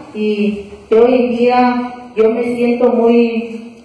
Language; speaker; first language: Spanish; non-native, fluent; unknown